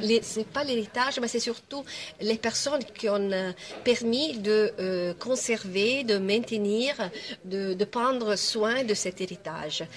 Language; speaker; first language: French; non-native, fluent; Italian